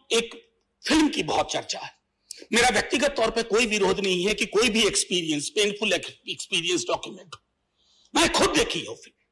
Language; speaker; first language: Hindi; native; Hindi